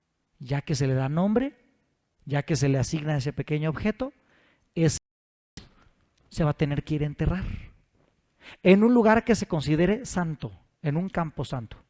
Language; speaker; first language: Spanish; native; Spanish